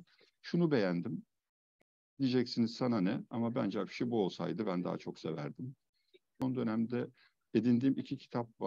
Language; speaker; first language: Turkish; native; Turkish